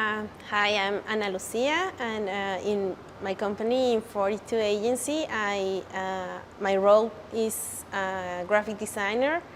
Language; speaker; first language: English; non-native, learner; Spanish